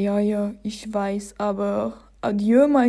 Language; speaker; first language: German; non-native, learner; Norwegian